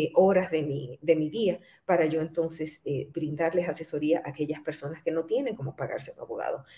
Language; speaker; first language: Spanish; native; Spanish